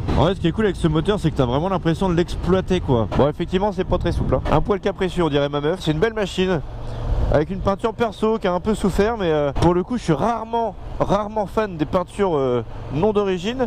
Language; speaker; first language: French; native; French